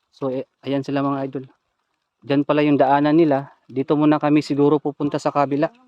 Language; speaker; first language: Filipino; non-native, local second language; Cebuano